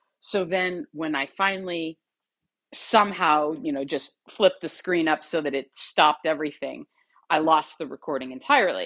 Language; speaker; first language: English; native; English